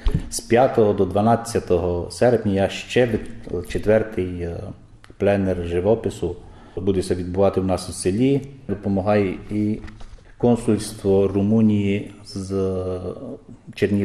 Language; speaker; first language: Ukrainian; early bilingual, heritage; Ukrainian